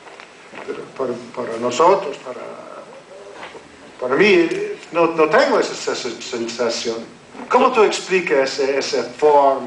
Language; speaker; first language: Spanish; non-native, learner; English